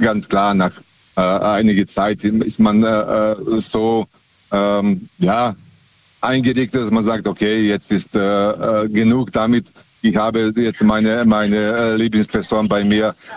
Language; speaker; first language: German; native; German